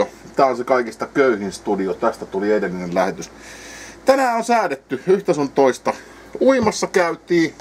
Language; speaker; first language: Finnish; native; Finnish